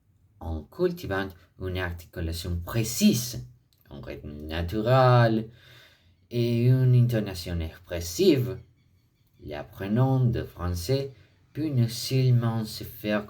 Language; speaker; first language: French; non-native, fluent; Spanish